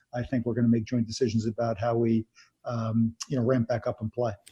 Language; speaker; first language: English; native; English